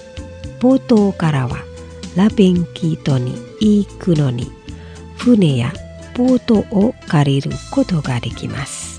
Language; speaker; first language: Japanese; non-native, fluent; Indonesian